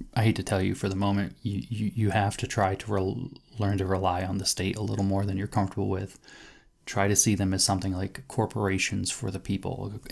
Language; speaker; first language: English; native; English